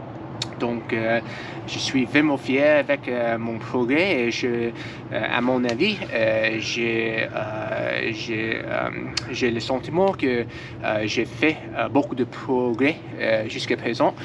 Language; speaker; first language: French; non-native, learner; English